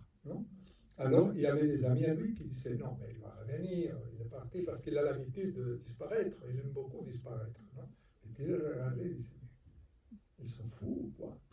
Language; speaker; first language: French; non-native, fluent; Spanish